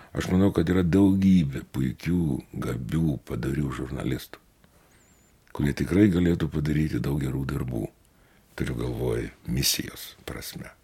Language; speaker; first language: Lithuanian; native; Lithuanian